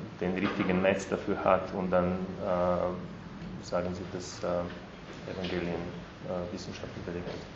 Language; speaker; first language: German; non-native, fluent; Slovenian